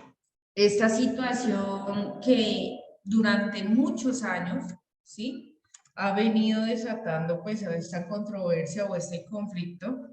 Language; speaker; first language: Spanish; native; Spanish